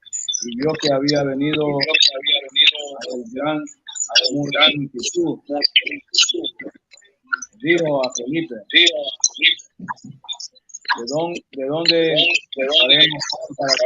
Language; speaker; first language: Spanish; non-native, learner; English